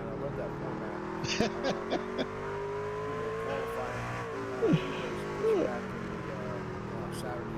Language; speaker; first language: English; native; English